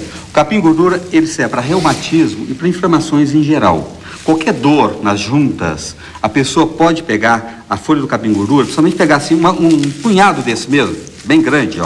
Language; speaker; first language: Portuguese; native; Portuguese